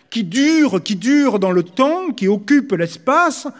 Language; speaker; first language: French; native; French